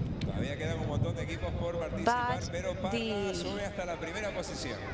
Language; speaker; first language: Spanish; native; Spanish